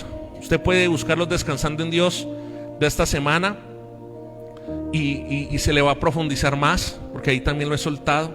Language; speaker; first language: Spanish; native; Spanish